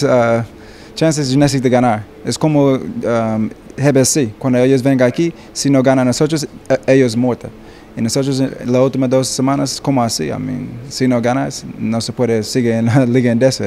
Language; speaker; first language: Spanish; non-native, learner; English